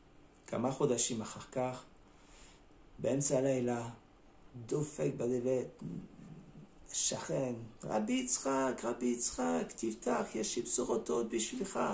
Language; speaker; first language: Hebrew; non-native, fluent; French